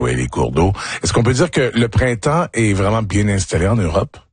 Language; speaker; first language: French; native; French